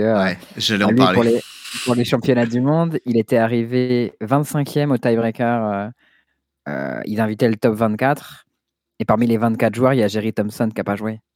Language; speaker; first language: French; native; French